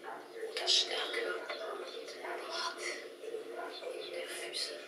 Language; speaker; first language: German; non-native, learner; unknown